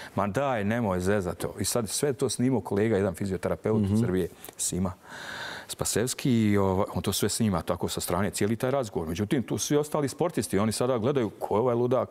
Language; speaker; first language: Serbian; native; Serbian